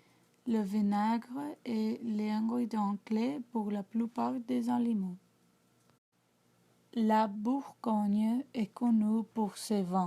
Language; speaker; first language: French; non-native, learner; English